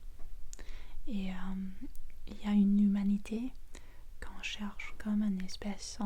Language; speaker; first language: French; non-native, fluent; English